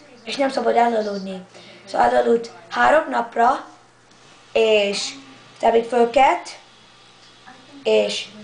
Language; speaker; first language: Hungarian; early bilingual, heritage; English